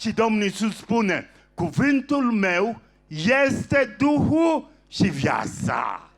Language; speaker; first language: Romanian; non-native, fluent; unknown